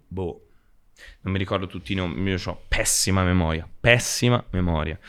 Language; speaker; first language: Italian; native; Italian